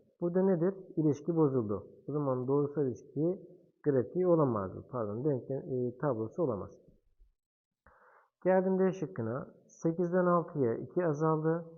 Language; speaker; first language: Turkish; native; Turkish